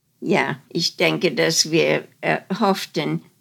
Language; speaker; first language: German; non-native, fluent; Dutch